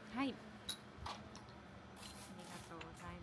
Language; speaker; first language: Japanese; native; Japanese